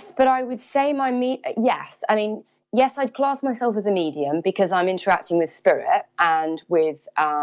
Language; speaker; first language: English; native; English